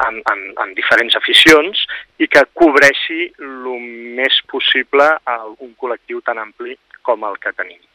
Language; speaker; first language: Catalan; native; Catalan